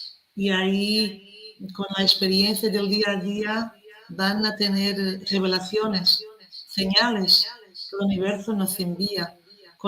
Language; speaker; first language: Spanish; non-native, fluent; Portuguese